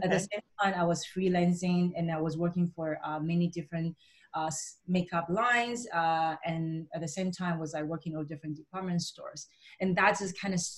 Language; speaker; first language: English; native; English